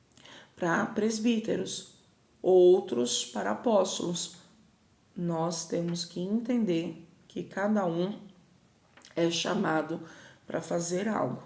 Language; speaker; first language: Portuguese; native; Portuguese